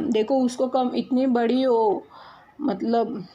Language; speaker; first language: Hindi; non-native, local second language; Marathi